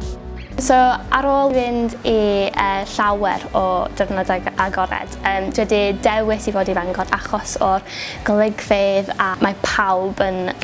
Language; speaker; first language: Welsh; non-native, local second language; English